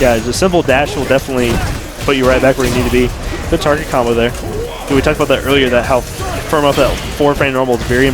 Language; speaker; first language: English; native; English